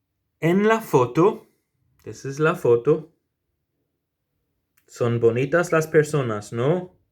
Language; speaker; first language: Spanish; non-native, fluent; English